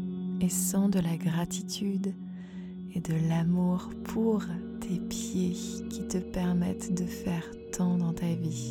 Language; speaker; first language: French; native; French